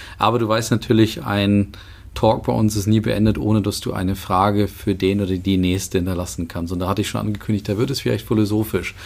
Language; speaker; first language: German; native; German